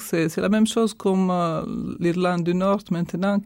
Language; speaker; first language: French; non-native, fluent; Croatian